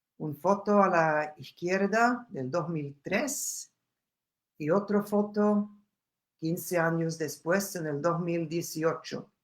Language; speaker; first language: Spanish; non-native, fluent; German